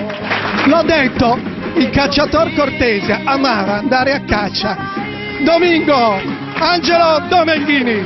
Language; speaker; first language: Italian; native; Italian